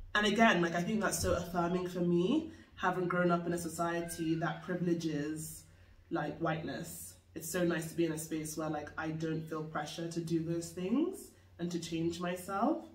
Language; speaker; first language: English; native; English